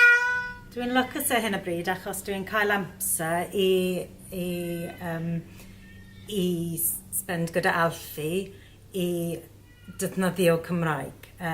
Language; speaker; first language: Welsh; non-native, learner; English